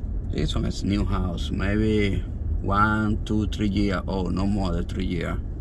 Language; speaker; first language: English; non-native, learner; Spanish